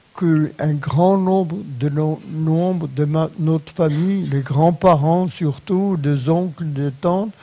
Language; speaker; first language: French; non-native, fluent; Polish